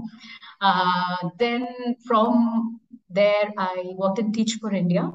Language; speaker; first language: English; non-native, local second language; Bangla